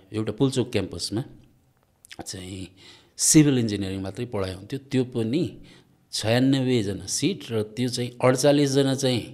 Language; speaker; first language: Nepali; non-native, local second language; Maithili